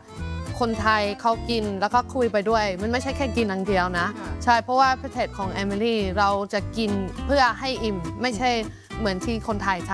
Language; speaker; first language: Thai; non-native, fluent; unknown